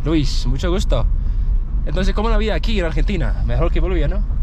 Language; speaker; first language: Spanish; non-native, fluent; English